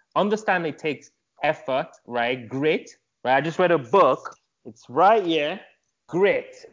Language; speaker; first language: English; non-native, local second language; Yoruba